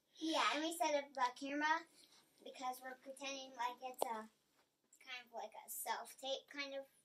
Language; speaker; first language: English; native; English